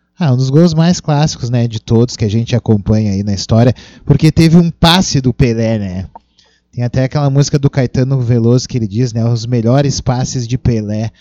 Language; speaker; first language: Portuguese; non-native, local second language; Upper Guinea Crioulo